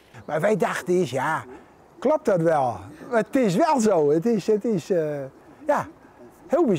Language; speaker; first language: Dutch; native; Dutch